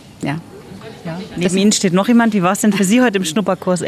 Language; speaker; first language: German; native; German